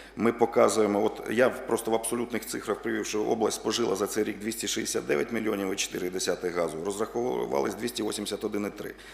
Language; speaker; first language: Ukrainian; native; Ukrainian